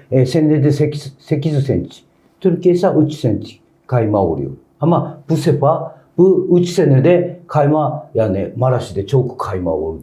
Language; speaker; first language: Turkish; non-native, learner; Japanese